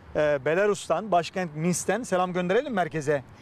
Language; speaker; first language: Turkish; native; Turkish